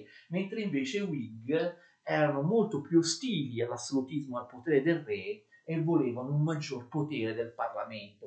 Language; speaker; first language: Italian; native; Italian